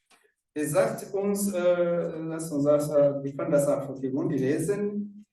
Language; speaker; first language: German; non-native, fluent; Rundi